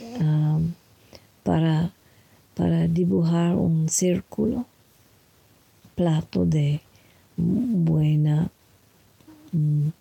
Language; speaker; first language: Spanish; non-native, fluent; French